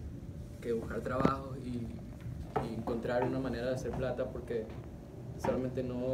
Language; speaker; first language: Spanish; early bilingual, heritage; Spanish